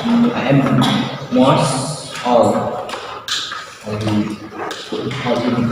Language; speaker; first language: English; non-native, learner; Indonesian